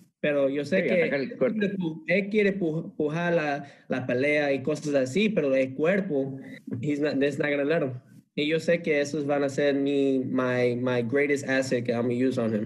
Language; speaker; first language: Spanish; early bilingual, heritage; English